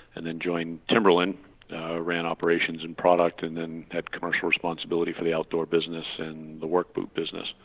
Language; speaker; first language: English; native; English